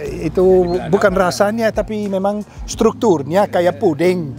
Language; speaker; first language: Indonesian; non-native, fluent; Dutch